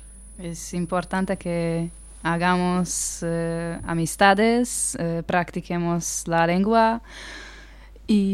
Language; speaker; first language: Spanish; non-native, learner; Hungarian